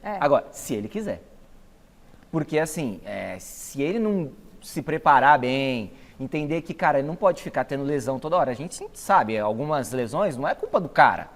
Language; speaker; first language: Portuguese; native; Portuguese